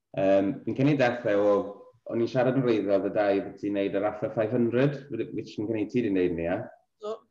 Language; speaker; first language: Welsh; native; Welsh